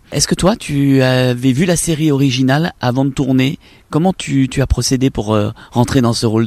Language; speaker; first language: French; native; French